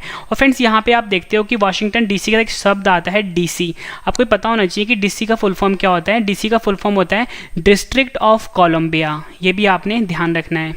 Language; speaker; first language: Hindi; native; Hindi